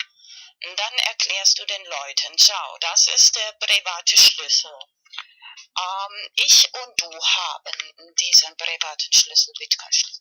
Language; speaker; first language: German; non-native, fluent; Spanish